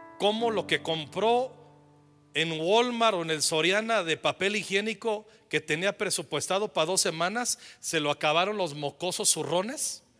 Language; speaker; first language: Spanish; native; Spanish